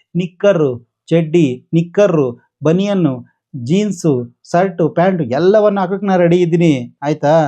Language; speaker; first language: Kannada; native; Kannada